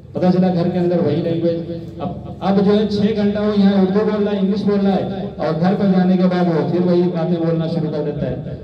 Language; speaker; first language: Urdu; native; Urdu